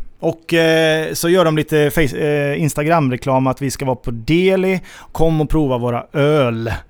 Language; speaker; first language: Swedish; native; Swedish